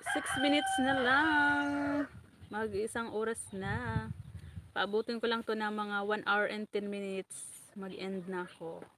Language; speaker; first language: Filipino; non-native, local second language; Bikol